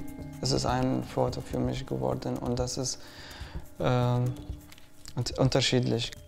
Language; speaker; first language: German; non-native, fluent; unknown